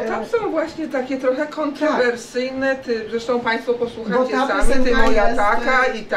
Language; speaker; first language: Polish; native; Polish